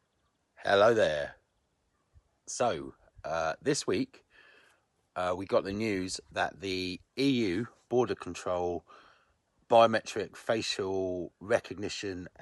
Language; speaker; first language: English; native; English